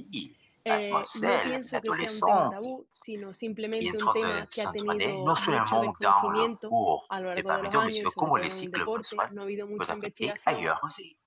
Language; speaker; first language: French; non-native, learner; Spanish